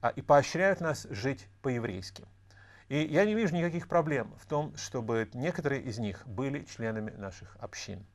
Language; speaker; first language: Russian; native; Russian